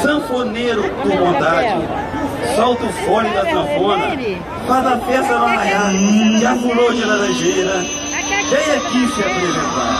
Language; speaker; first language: Portuguese; native; Portuguese